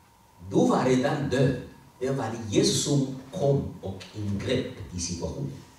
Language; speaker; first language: Swedish; non-native, fluent; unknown